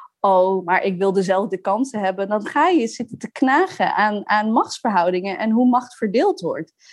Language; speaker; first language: Dutch; early bilingual, other home language; Arabic